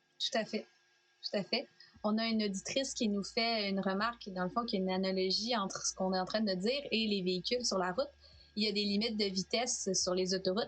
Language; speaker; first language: French; native; French